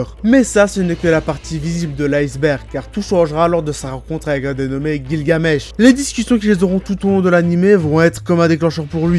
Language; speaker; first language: French; native; French